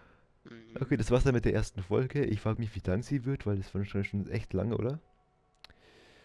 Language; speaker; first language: German; native; German